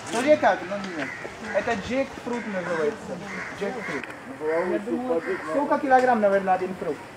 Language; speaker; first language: Russian; non-native, learner; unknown